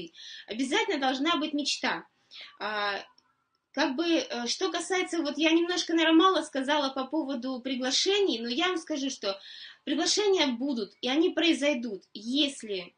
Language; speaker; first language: Russian; native; Russian